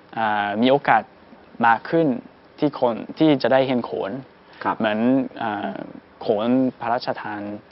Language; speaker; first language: Thai; non-native, fluent; English